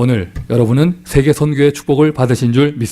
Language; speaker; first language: Korean; native; Korean